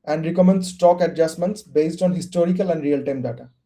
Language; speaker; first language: English; non-native, local second language; Bangla